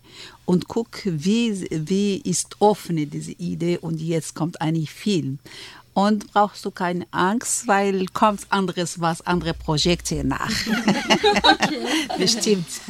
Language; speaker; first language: German; non-native, learner; Arabic